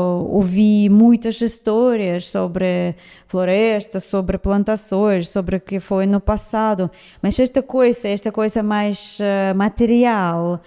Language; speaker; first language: Portuguese; non-native, fluent; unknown